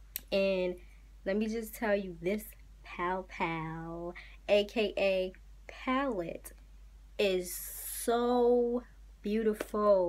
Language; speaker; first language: English; native; English